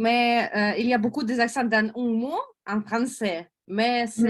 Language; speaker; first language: French; non-native, learner; Russian